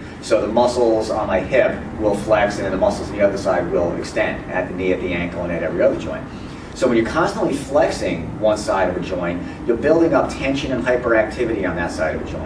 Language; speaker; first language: English; native; English